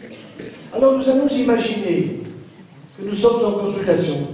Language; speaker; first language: French; native; French